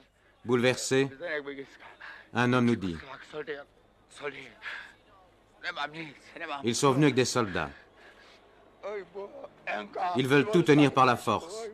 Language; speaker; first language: French; native; French